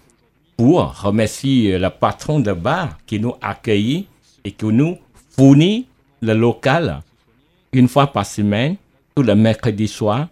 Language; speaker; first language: French; non-native, fluent; Chinese